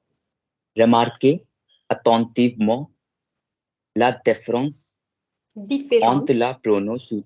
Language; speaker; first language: French; non-native, learner; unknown